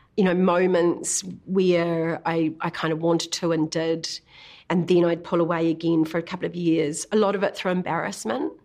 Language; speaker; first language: English; native; English